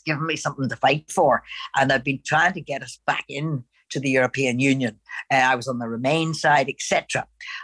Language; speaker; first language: English; native; English